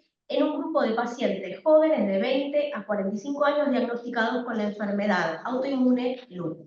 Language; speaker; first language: Spanish; native; Spanish